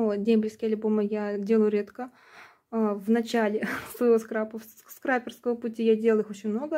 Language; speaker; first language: Russian; native; Russian